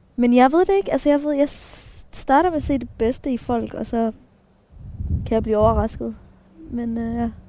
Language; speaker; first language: Danish; early bilingual, other home language; Arabic